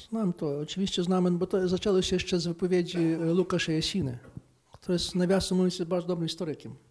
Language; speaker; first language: Polish; non-native, fluent; Ukrainian